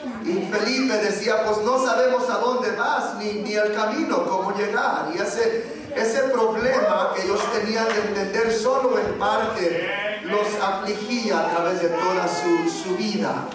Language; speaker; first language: Spanish; early bilingual, heritage; Spanish